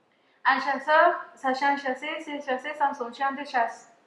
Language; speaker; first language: French; non-native, fluent; Spanish